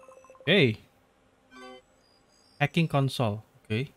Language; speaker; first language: English; non-native, learner; Indonesian